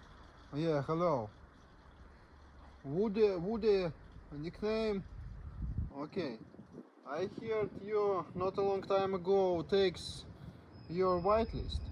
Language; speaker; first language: English; non-native, learner; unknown